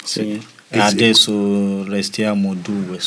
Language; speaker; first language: Italian; non-native, learner; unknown